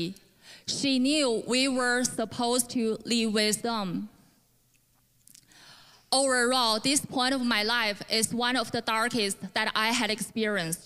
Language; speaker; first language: English; non-native, fluent; Chinese